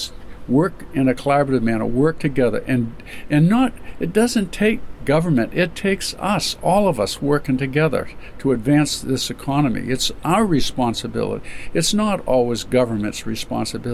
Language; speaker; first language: English; native; English